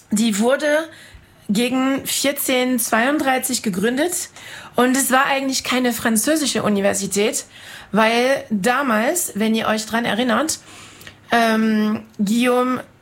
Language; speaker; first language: German; non-native, fluent; French